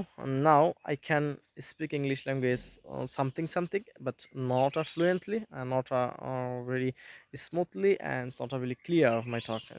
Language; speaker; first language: English; non-native, learner; Bangla